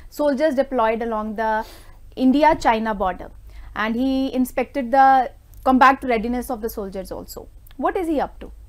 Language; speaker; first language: Hindi; non-native, local second language; Punjabi